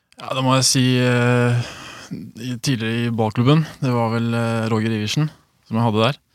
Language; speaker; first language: Norwegian; early bilingual, other home language; Swedish